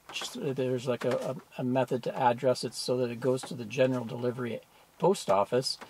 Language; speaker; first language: English; native; English